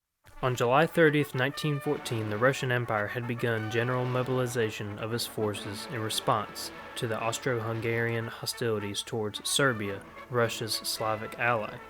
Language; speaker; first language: English; native; English